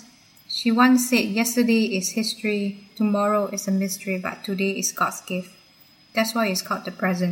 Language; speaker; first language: English; non-native, local second language; Chinese